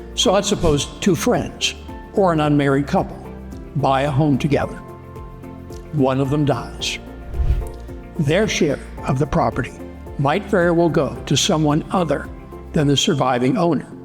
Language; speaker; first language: English; native; English